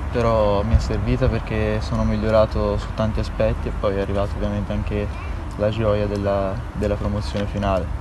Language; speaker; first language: Italian; native; Italian